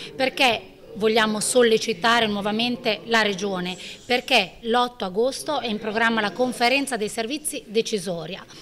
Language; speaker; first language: Italian; native; Italian